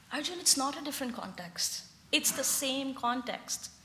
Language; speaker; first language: English; non-native, local second language; Hindi